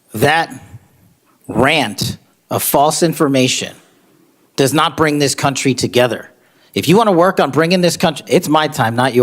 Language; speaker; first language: English; native; English